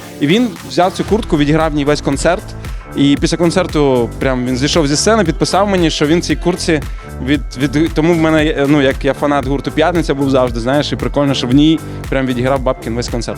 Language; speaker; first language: Ukrainian; native; Ukrainian